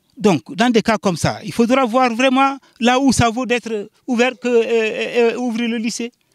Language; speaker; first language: French; non-native, local second language; Jola-Fonyi